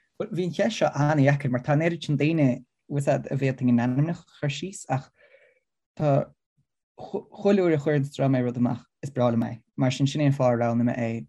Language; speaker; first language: Irish; non-native, local second language; English